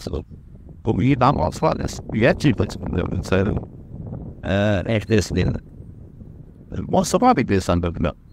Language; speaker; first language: German; non-native, learner; Portuguese